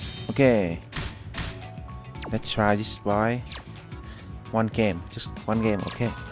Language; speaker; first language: English; non-native, learner; Vietnamese